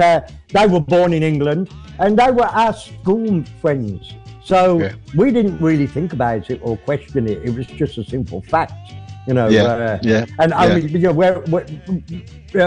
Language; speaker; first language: English; native; English